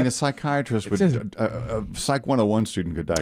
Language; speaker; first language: English; native; English